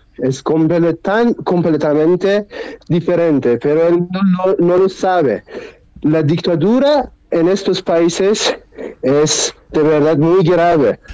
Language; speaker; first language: Spanish; non-native, learner; Persian